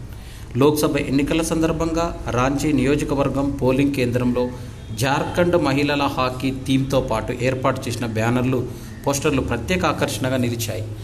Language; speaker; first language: Telugu; native; Telugu